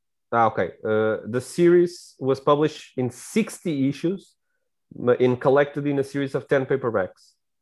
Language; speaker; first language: English; non-native, fluent; Portuguese